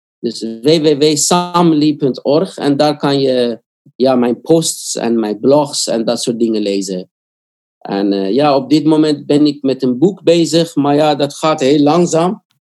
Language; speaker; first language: Dutch; non-native, fluent; Korean